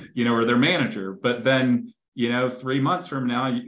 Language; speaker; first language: English; native; English